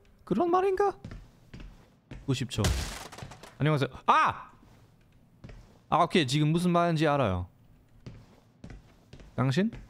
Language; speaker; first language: Korean; non-native, fluent; German